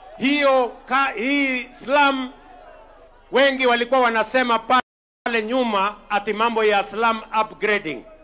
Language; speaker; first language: Swahili; non-native, local second language; Kalenjin